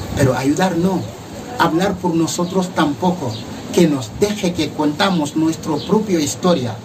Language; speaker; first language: Spanish; non-native, fluent; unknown